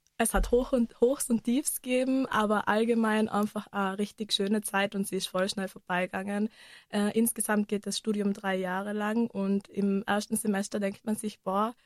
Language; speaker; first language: German; native; German